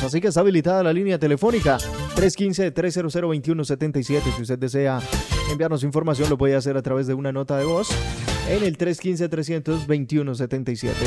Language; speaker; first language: Spanish; native; Spanish